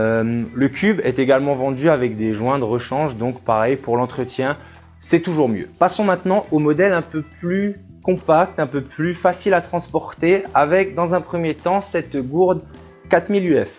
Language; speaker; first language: French; native; French